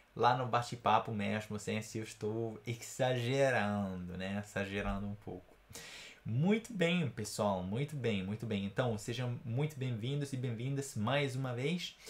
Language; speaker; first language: Portuguese; non-native, fluent; Italian